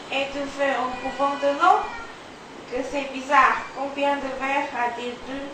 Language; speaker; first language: French; non-native, learner; Chinese